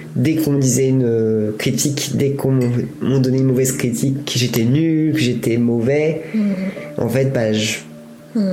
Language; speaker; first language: French; native; French